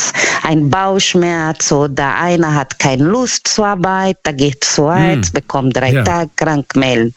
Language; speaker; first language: German; non-native, fluent; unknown